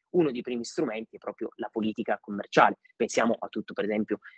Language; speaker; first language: Italian; native; Italian